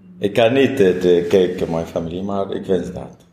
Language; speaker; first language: Dutch; non-native, learner; Arabic